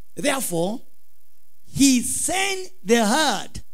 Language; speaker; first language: English; non-native, local second language; Swahili